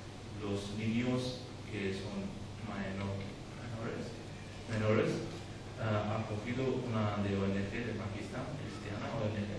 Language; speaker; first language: Spanish; non-native, learner; Urdu